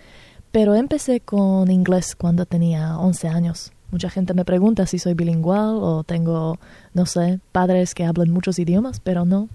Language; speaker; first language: Spanish; non-native, fluent; Slovak